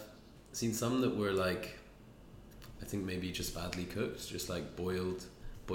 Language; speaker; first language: English; native; English